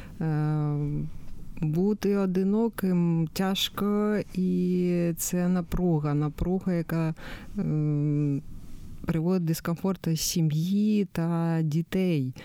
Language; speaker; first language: Ukrainian; native; Ukrainian